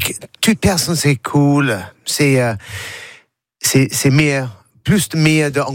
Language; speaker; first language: French; non-native, learner; English